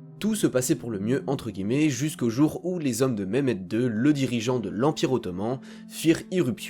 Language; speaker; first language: French; native; French